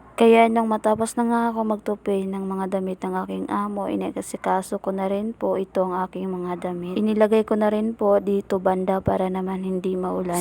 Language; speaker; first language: Filipino; non-native, local second language; Cebuano